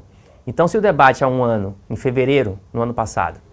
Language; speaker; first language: Portuguese; native; Portuguese